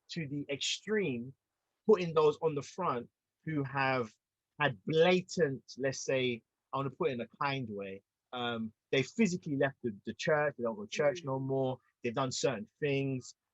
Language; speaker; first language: English; native; English